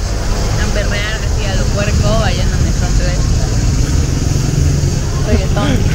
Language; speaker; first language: Spanish; native; Spanish